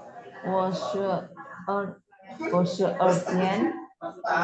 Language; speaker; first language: Chinese; non-native, learner; Indonesian